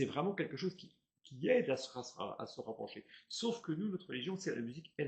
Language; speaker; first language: French; native; French